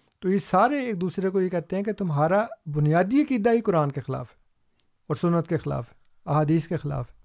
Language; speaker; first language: Urdu; native; Urdu